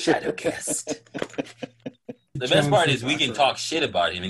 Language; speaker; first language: English; non-native, local second language; Yoruba